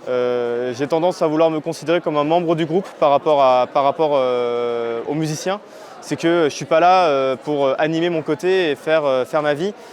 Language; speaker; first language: French; native; French